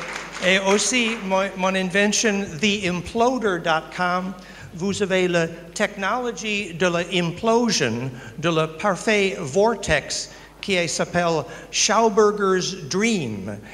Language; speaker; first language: French; non-native, learner; English